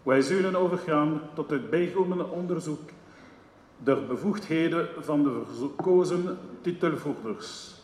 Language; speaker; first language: Dutch; non-native, local second language; French